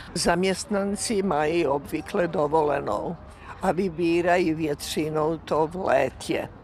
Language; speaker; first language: Czech; native; Czech